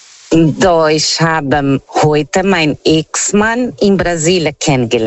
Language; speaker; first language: German; non-native, fluent; Portuguese